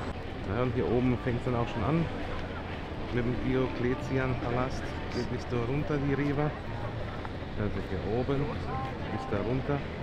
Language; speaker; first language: German; native; German